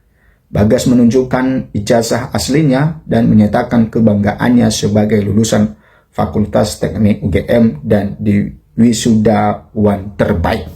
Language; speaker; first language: Indonesian; native; Indonesian